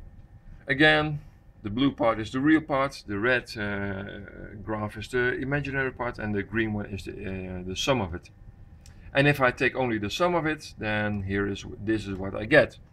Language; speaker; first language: English; non-native, fluent; Dutch